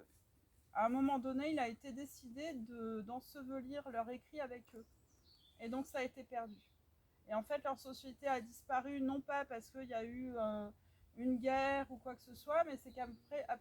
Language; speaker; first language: French; native; French